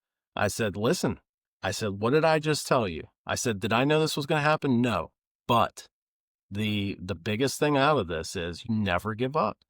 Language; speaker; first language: English; native; English